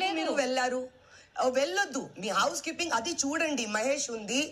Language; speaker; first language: Telugu; non-native, learner; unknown